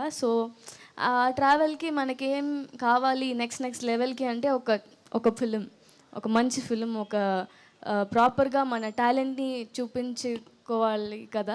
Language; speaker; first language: Telugu; non-native, fluent; Tamil